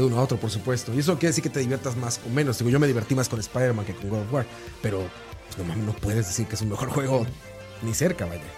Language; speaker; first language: Spanish; native; Spanish